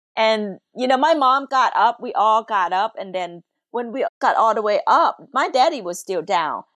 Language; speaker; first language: English; early bilingual, other home language; Lao